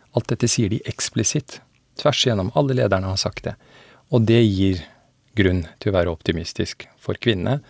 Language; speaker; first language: Norwegian; early bilingual, other home language; Persian